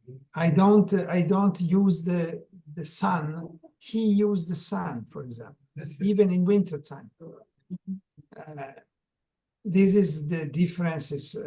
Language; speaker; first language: English; non-native, learner; Italian